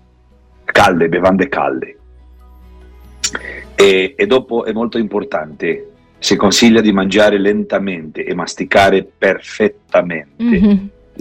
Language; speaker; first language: Italian; non-native, fluent; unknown